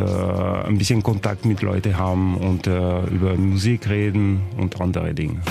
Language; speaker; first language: German; non-native, learner; French